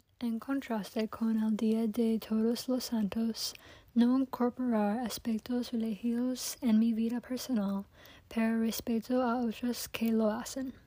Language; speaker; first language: Spanish; non-native, learner; English